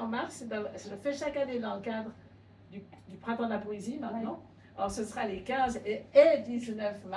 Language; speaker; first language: French; native; French